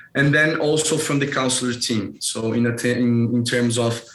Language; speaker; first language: English; non-native, fluent; Portuguese